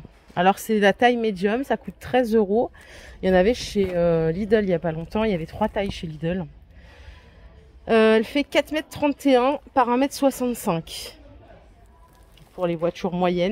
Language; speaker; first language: French; native; French